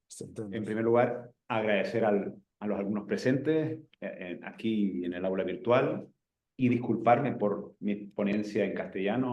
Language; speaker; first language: Spanish; native; Spanish